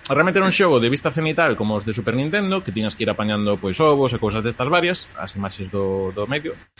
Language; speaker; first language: Galician; non-native, local second language; Spanish